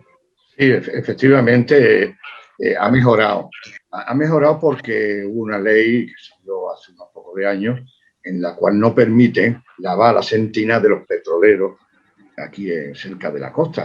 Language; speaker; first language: Spanish; native; Spanish